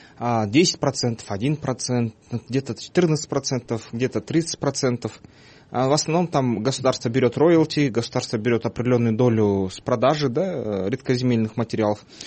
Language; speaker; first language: Russian; non-native, local second language; Kyrgyz